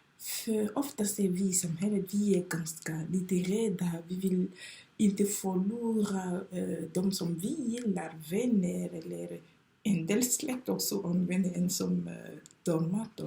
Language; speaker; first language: Swedish; non-native, fluent; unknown